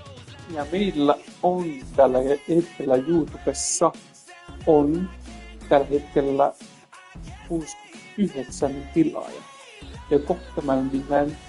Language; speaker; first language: Finnish; non-native, learner; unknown